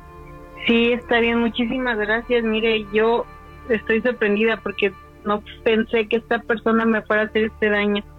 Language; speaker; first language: Spanish; native; Spanish